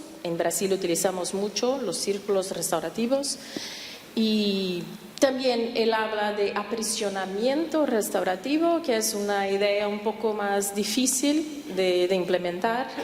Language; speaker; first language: Spanish; non-native, fluent; Portuguese